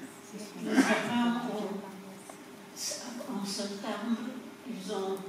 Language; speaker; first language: French; non-native, fluent; Polish